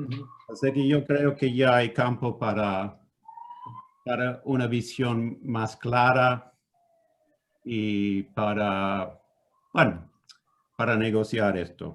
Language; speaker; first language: Spanish; non-native, fluent; Italian